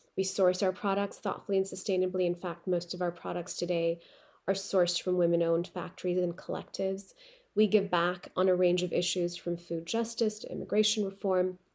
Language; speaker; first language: English; non-native, local second language; Urdu